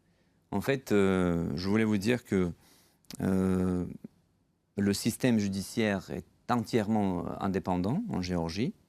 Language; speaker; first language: French; non-native, fluent; Georgian